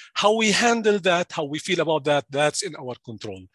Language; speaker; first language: English; non-native, fluent; Arabic